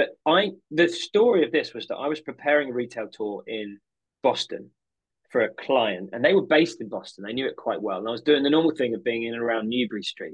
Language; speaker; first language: English; native; English